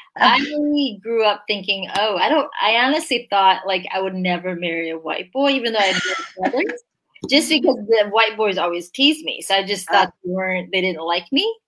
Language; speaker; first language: English; early bilingual, other home language; Korean